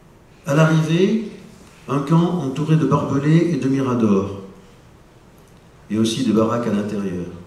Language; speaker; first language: French; native; French